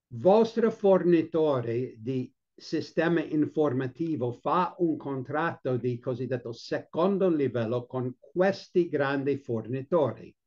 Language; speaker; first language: Italian; non-native, fluent; English